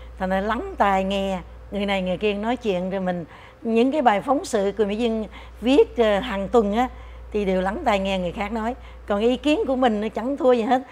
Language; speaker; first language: Vietnamese; native; Vietnamese